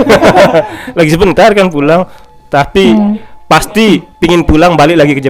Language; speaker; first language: Indonesian; native; Indonesian